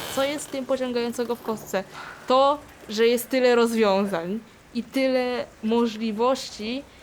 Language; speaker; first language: Polish; early bilingual, other home language; Vietnamese